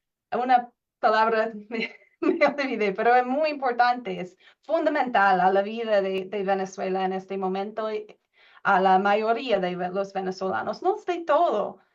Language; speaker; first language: Spanish; non-native, learner; English